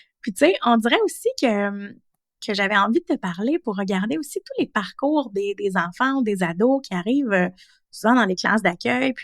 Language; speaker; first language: French; native; French